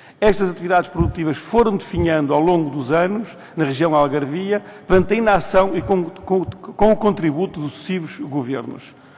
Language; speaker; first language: Portuguese; native; Portuguese